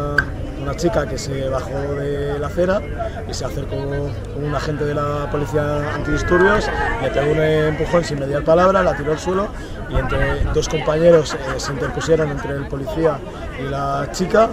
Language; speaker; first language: Spanish; native; Spanish